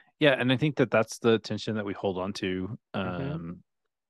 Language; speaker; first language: English; native; English